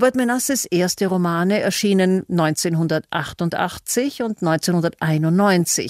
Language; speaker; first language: German; native; German